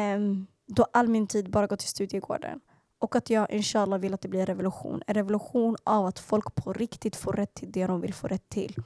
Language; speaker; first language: Swedish; early bilingual, other home language; Arabic